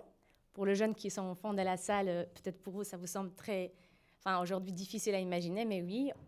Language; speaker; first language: French; non-native, fluent; Polish